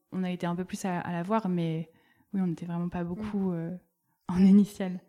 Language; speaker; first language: French; native; French